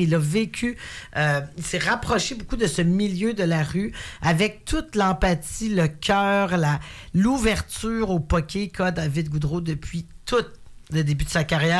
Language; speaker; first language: French; native; French